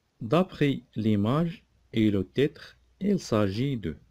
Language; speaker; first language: French; non-native, local second language; Arabic